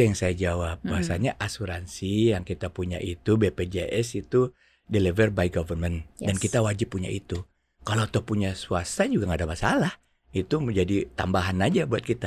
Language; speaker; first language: Indonesian; native; Indonesian